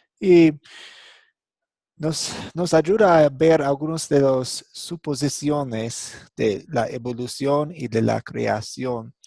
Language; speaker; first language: Spanish; non-native, fluent; English